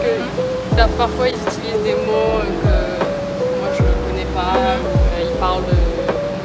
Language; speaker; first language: French; early bilingual, heritage; French